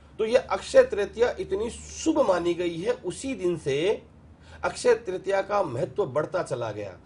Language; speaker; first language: Hindi; native; Hindi